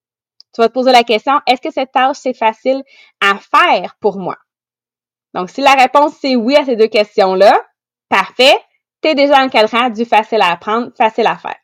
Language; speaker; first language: French; native; French